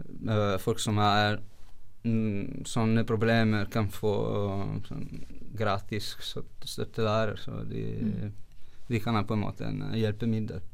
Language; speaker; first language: Norwegian; non-native, fluent; Italian